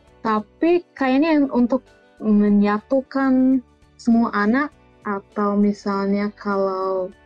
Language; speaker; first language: Indonesian; early bilingual, heritage; Indonesian